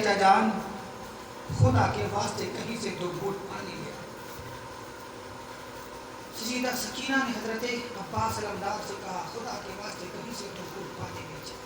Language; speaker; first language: Urdu; native; Urdu